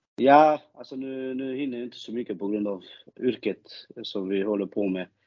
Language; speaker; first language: Swedish; early bilingual, other home language; Albanian